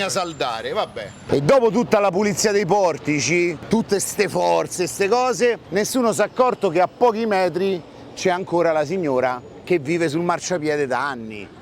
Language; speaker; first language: Italian; native; Italian